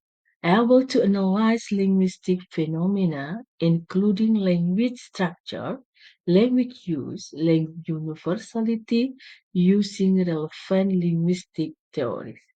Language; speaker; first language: English; non-native, learner; Indonesian